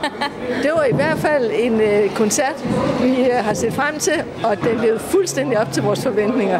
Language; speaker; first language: Danish; native; Danish